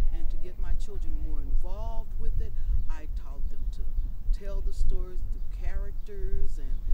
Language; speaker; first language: English; native; English